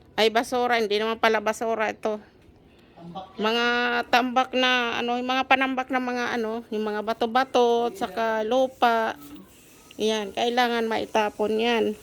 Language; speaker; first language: Filipino; native; Filipino